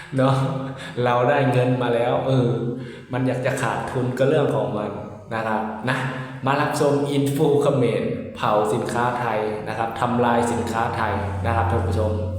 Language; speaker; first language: Thai; native; Thai